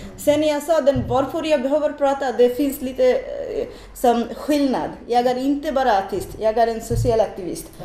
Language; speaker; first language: Swedish; non-native, learner; Bangla